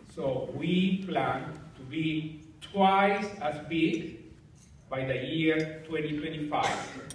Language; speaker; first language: English; non-native, fluent; Spanish